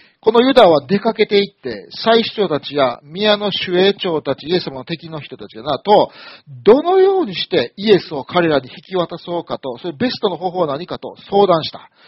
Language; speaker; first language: Japanese; native; Japanese